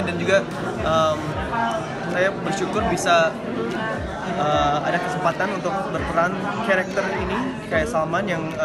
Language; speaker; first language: Indonesian; early bilingual, heritage; English